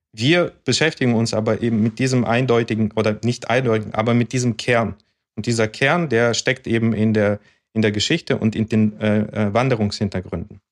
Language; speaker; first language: German; early bilingual, other home language; Russian